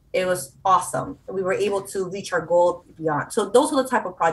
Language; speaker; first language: English; non-native, fluent; Spanish